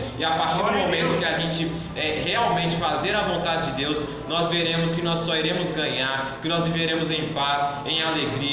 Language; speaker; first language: Portuguese; native; Portuguese